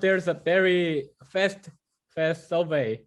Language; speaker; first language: English; non-native, fluent; Korean